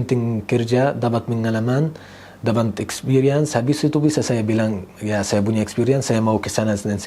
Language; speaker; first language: Indonesian; non-native, learner; Arabic